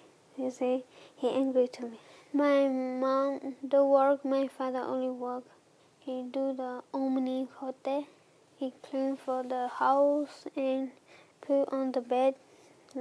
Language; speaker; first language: English; non-native, learner; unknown